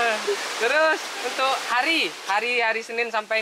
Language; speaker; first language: Indonesian; native; Indonesian